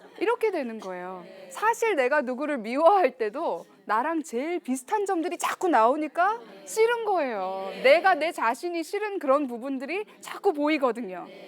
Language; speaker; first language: Korean; early bilingual, heritage; Korean